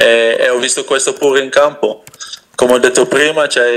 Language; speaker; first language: Italian; non-native, fluent; Dutch